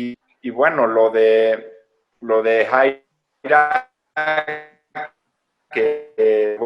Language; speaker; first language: Spanish; native; Spanish